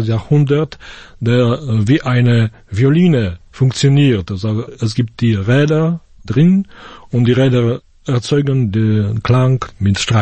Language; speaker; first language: German; non-native, fluent; Polish